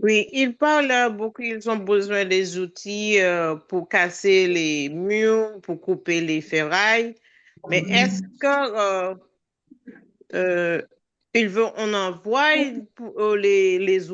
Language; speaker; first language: French; non-native, learner; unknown